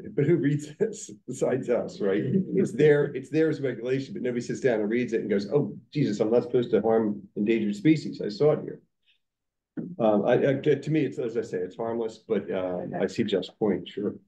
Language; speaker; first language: English; native; English